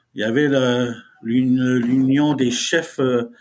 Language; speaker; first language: French; non-native, fluent; Innu-aimun